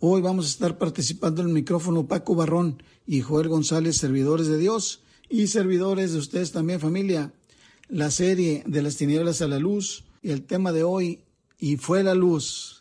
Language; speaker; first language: Spanish; native; Spanish